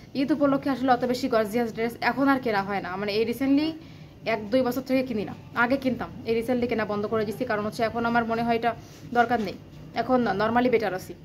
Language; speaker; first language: Bangla; native; Bangla